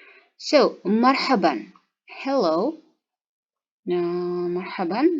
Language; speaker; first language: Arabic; non-native, learner; Kazakh